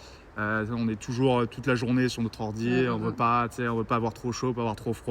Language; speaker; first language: French; native; French